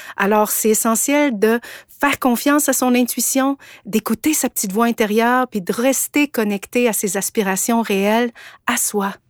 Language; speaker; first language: French; native; French